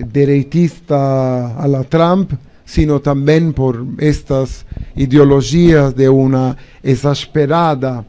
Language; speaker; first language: Portuguese; non-native, learner; Italian